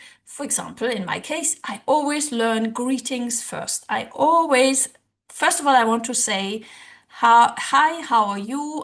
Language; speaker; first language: English; non-native, fluent; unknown